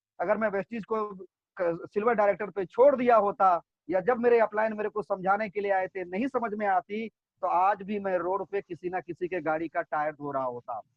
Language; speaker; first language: Hindi; native; Hindi